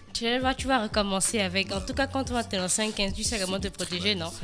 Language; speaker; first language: French; native; French